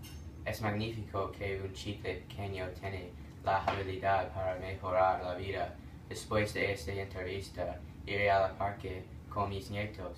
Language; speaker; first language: Spanish; non-native, learner; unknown